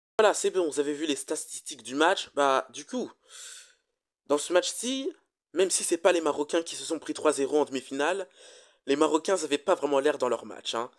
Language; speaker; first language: French; native; French